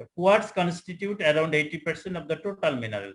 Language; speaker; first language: English; non-native, local second language; Bangla